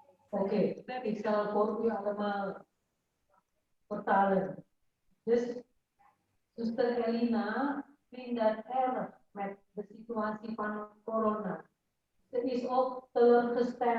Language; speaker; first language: Dutch; non-native, fluent; Indonesian